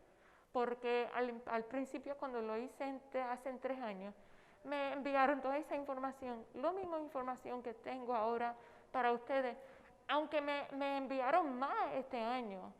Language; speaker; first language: Spanish; non-native, fluent; English